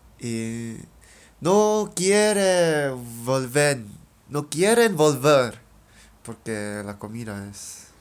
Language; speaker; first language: Spanish; non-native, learner; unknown